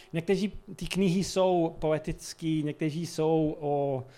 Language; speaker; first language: Czech; non-native, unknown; English